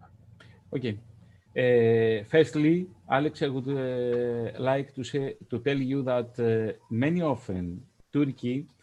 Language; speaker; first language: English; non-native, fluent; Greek